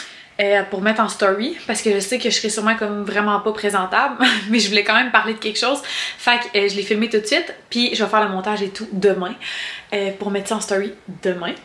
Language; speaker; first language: French; native; French